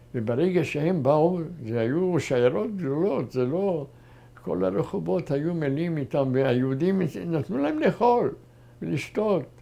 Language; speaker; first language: Hebrew; non-native, fluent; German